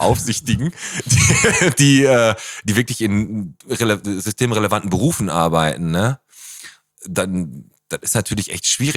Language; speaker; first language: German; native; German